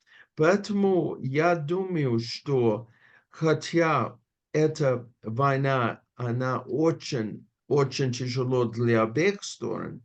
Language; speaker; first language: Russian; non-native, fluent; English